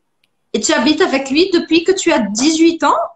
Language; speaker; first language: French; non-native, fluent; Portuguese